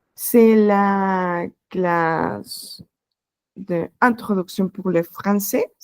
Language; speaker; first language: French; non-native, fluent; Spanish